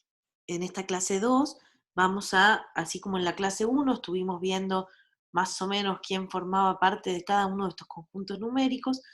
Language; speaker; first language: Spanish; native; Spanish